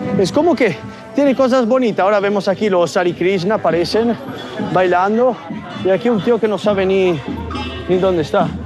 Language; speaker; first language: Spanish; non-native, fluent; Italian